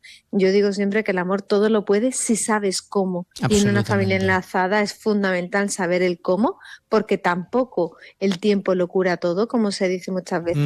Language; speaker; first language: Spanish; native; Spanish